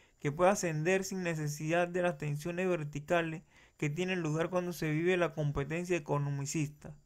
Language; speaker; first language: Spanish; native; Spanish